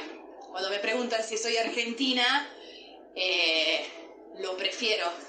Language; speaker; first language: Spanish; non-native, fluent; Italian